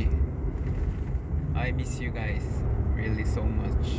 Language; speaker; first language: English; non-native, learner; Korean